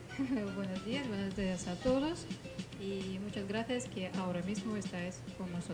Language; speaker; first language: Spanish; non-native, fluent; Russian